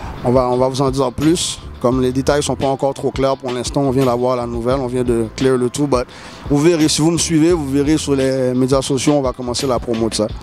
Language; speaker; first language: French; early bilingual, heritage; French